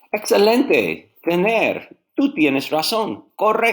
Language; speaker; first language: Spanish; non-native, fluent; English